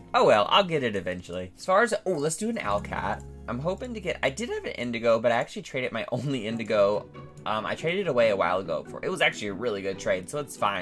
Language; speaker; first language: English; native; English